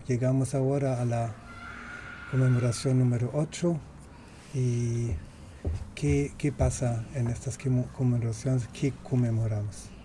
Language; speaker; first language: Spanish; non-native, fluent; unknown